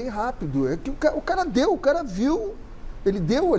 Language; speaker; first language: Portuguese; native; Portuguese